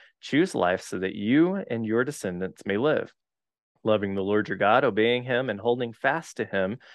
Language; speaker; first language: English; native; English